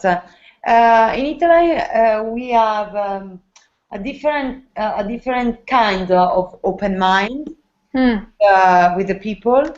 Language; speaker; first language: English; non-native, learner; Italian